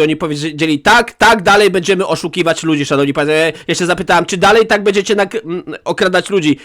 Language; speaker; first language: Polish; native; Polish